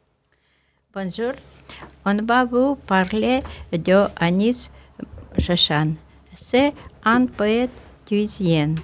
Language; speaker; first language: French; non-native, learner; Russian